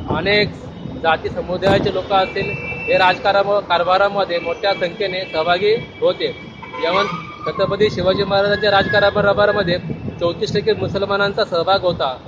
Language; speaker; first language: Marathi; native; Marathi